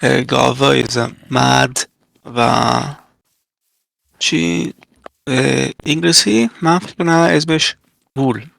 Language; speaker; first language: Persian; non-native, learner; Italian